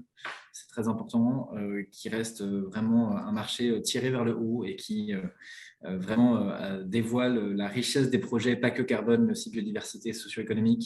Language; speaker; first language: French; native; French